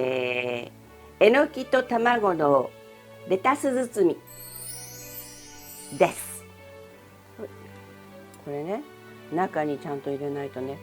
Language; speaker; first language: Japanese; early bilingual, other home language; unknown